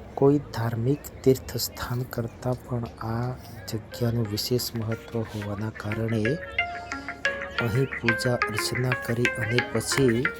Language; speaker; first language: Gujarati; non-native, local second language; Bhili